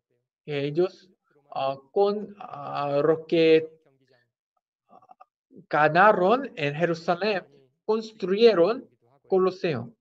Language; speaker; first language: Spanish; non-native, fluent; Korean